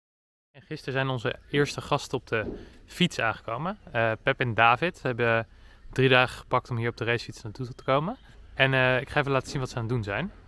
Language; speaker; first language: Dutch; native; Dutch